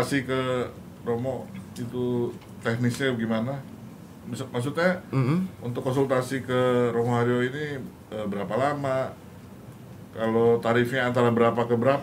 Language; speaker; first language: Indonesian; native; Indonesian